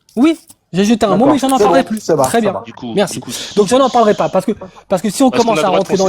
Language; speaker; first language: French; native; French